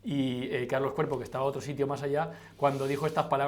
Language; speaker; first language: Spanish; native; Spanish